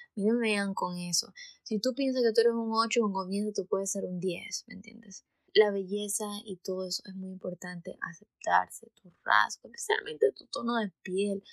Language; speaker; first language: Spanish; early bilingual, heritage; Spanish